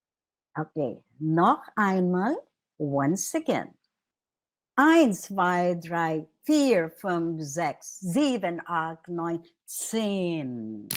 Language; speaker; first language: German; non-native, fluent; Filipino